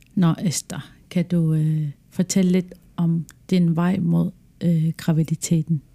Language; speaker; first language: Danish; non-native, local second language; Kalaallisut